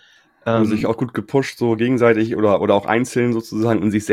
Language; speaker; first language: German; native; German